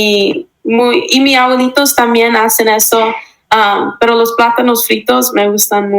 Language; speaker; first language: Spanish; early bilingual, heritage; English